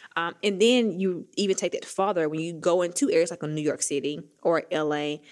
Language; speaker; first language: English; native; English